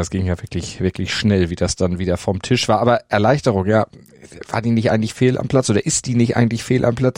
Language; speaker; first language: German; native; German